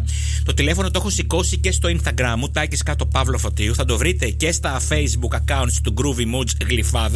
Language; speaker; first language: Greek; native; Greek